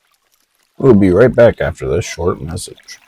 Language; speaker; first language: English; native; English